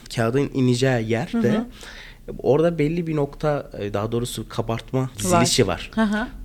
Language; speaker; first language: Turkish; non-native, fluent; Arabic